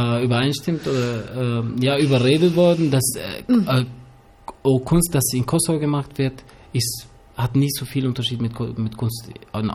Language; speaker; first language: German; early bilingual, other home language; Albanian